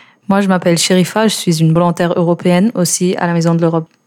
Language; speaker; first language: French; non-native, fluent; German